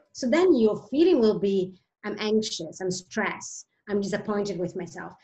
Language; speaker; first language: English; non-native, fluent; Italian